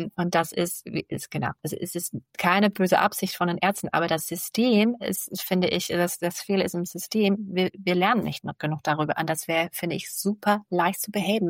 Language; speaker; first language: German; non-native, fluent; English